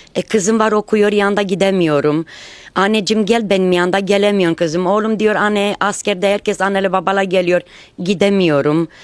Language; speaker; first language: Turkish; non-native, learner; Romanian